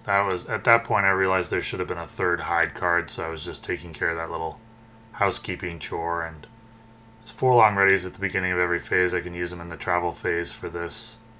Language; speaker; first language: English; native; English